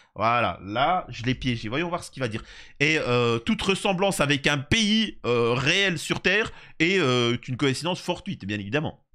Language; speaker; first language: French; native; French